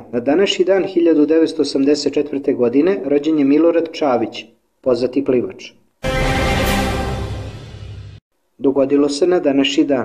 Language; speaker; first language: Serbian; native; Serbian